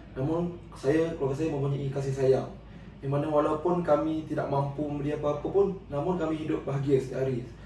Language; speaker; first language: Malay; native; Malay